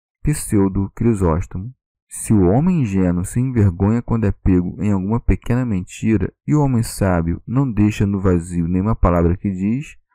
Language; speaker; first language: Portuguese; native; Portuguese